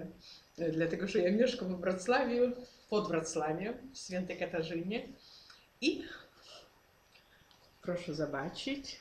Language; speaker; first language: Polish; non-native, fluent; Ukrainian